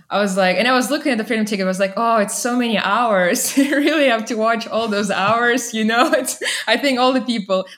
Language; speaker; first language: English; non-native, fluent; Russian